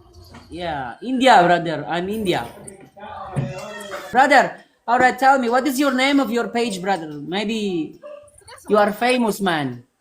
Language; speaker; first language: English; non-native, learner; Cebuano